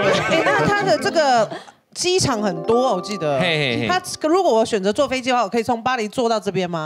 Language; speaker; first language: Chinese; native; Chinese